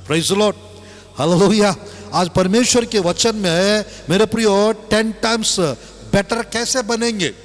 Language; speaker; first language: Hindi; non-native, local second language; Telugu